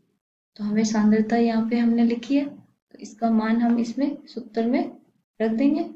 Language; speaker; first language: Hindi; native; Hindi